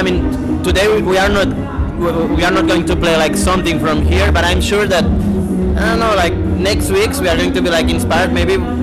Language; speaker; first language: English; non-native, fluent; Catalan